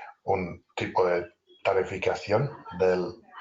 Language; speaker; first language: Spanish; non-native, fluent; English